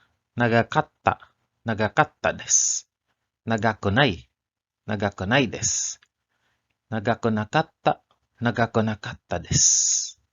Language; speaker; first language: Japanese; non-native, learner; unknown